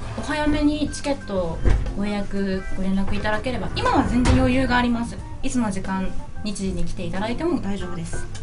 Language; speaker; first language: Japanese; native; Japanese